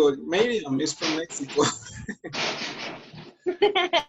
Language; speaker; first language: English; non-native, fluent; Spanish